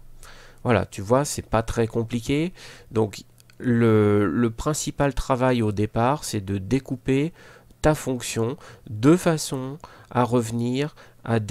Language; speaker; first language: French; native; French